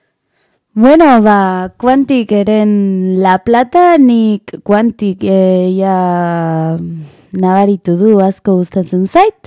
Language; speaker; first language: Basque; non-native, learner; Spanish